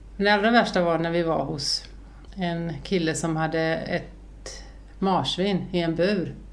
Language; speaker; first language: Swedish; early bilingual, other home language; Finnish